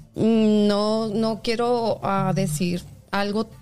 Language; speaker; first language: Spanish; native; Spanish